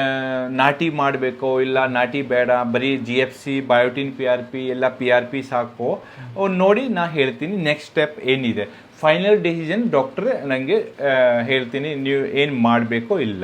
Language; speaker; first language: Kannada; non-native, local second language; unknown